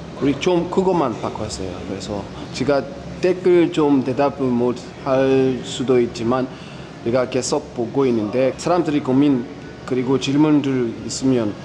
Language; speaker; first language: Korean; non-native, fluent; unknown